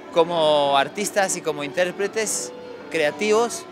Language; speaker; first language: Spanish; non-native, fluent; French